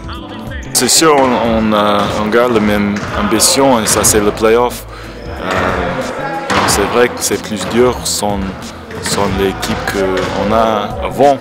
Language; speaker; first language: French; non-native, fluent; English